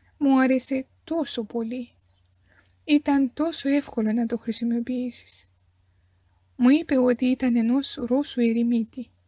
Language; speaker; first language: Greek; non-native, fluent; Romanian